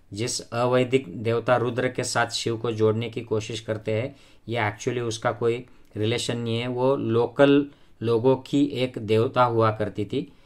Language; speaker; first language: Hindi; non-native, local second language; Marathi